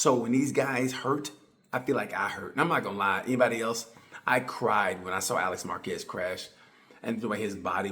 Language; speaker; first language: English; native; English